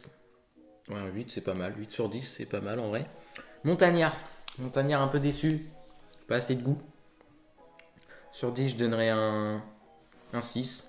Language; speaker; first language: French; native; French